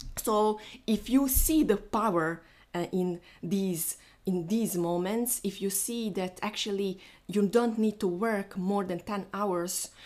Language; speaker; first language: English; non-native, fluent; Bosnian